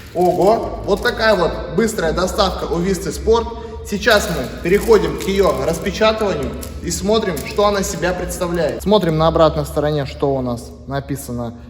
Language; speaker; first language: Russian; native; Russian